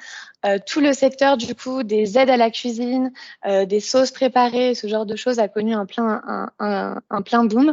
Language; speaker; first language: French; native; French